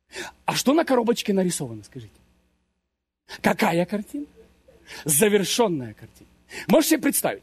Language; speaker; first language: Russian; native; Russian